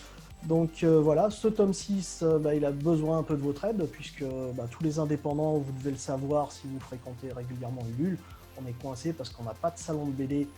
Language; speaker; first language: French; native; French